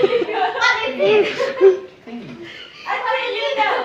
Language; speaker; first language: English; non-native, learner; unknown